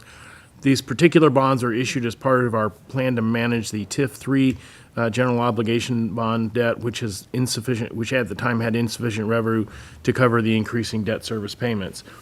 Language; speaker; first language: English; native; English